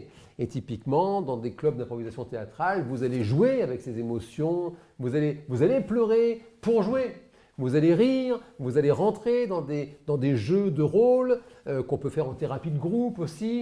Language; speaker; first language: French; native; French